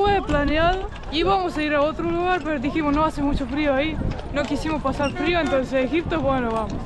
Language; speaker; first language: Spanish; non-native, fluent; Estonian